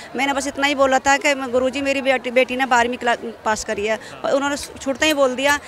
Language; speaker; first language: Hindi; native; Hindi